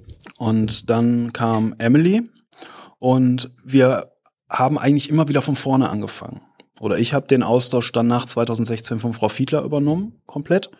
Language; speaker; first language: German; native; German